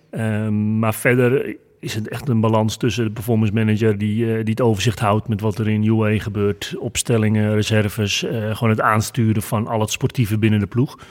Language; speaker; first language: Dutch; native; Dutch